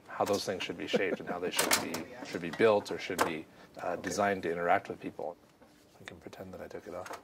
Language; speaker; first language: English; native; English